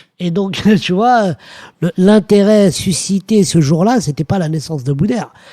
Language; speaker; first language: French; early bilingual, other home language; Arabic